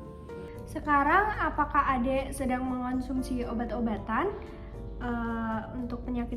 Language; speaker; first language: Indonesian; native; Indonesian